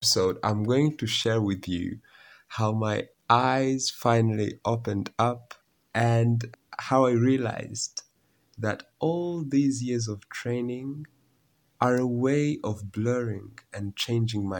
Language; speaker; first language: English; non-native, local second language; Kinyarwanda